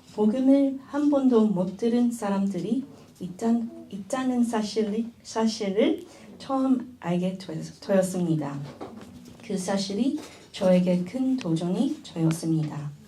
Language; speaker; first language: Korean; early bilingual, other home language; Chinese